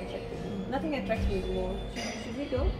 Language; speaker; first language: English; early bilingual, other home language; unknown